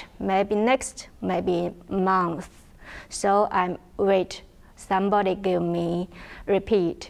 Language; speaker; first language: English; non-native, learner; Chinese